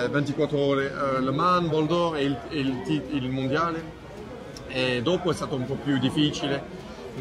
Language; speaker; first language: Italian; non-native, fluent; French